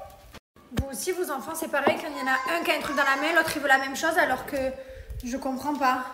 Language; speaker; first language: French; native; French